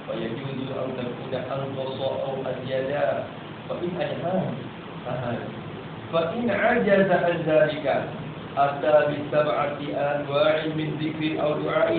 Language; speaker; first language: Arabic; non-native, fluent; Malay